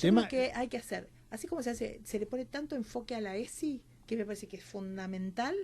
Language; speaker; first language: Spanish; native; Spanish